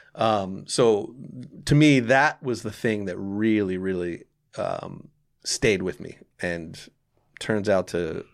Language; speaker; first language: English; native; English